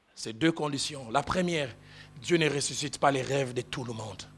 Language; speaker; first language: French; non-native, local second language; Lingala